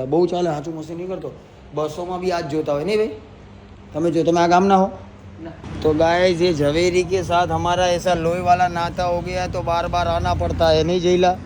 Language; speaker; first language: Gujarati; native; Gujarati